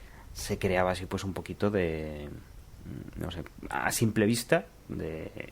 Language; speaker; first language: Spanish; native; Spanish